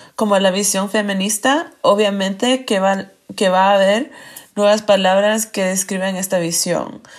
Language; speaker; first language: Spanish; early bilingual, heritage; Spanish